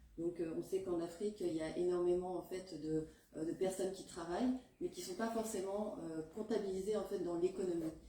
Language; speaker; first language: French; native; French